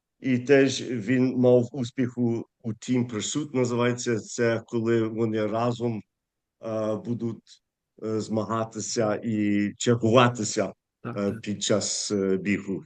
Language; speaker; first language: Ukrainian; early bilingual, heritage; Ukrainian